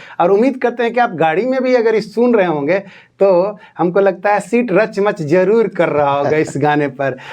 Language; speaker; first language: Hindi; native; Hindi